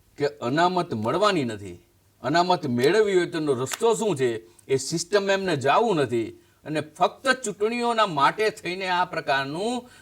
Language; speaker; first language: Gujarati; native; Gujarati